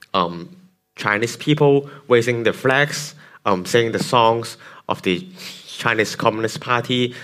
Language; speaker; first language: English; non-native, local second language; Cantonese